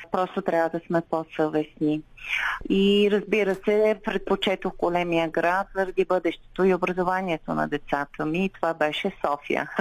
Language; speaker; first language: Bulgarian; non-native, local second language; Turkish